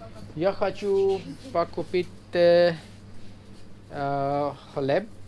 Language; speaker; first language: Russian; non-native, learner; Urdu